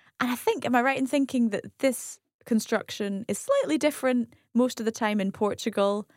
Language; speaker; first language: English; native; English